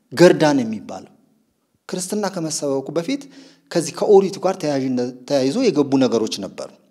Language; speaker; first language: Amharic; non-native, local second language; Sebat Bet Gurage